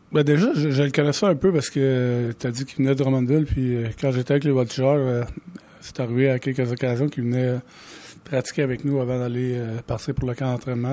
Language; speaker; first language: French; native; French